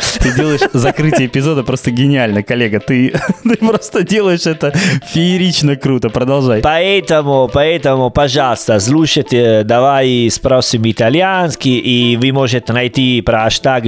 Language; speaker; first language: Russian; non-native, learner; Italian